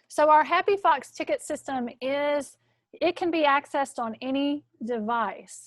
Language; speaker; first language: English; native; English